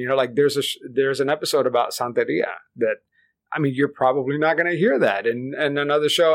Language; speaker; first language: English; early bilingual, other home language; Spanish